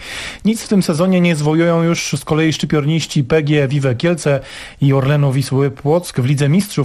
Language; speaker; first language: Polish; native; Polish